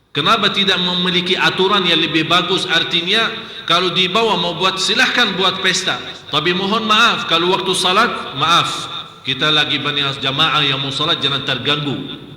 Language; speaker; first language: Malay; non-native, fluent; Arabic